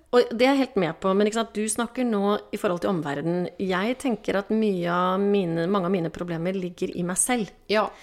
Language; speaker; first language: Norwegian; native; Norwegian